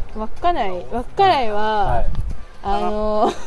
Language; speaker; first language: Japanese; native; Japanese